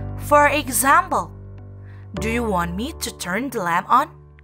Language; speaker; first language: English; non-native, fluent; Indonesian